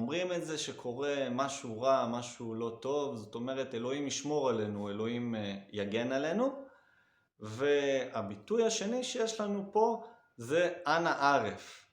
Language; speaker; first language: Hebrew; native; Hebrew